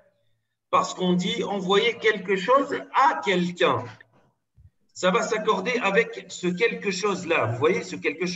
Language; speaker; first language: French; non-native, local second language; Arabic